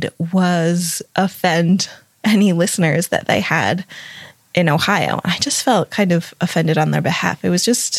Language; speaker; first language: English; native; English